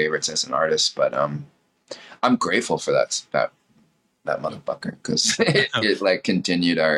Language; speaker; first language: English; native; English